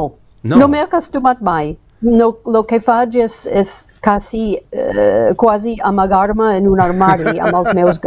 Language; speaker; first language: Catalan; non-native, fluent; English